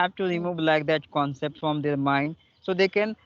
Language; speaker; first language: English; non-native, local second language; Hindi